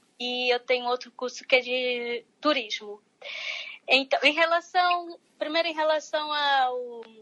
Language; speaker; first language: Portuguese; native; Portuguese